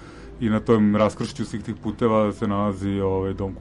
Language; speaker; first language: Serbian; native; Serbian